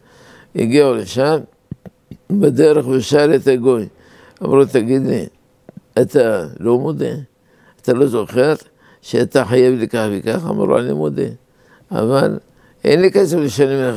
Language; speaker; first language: Hebrew; non-native, fluent; Arabic